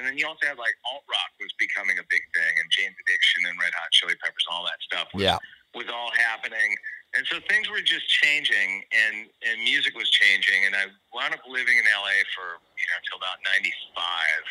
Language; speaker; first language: English; native; English